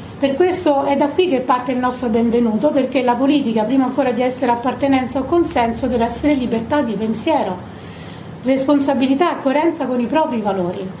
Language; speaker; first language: Italian; native; Italian